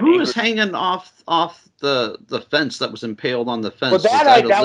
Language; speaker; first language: English; native; English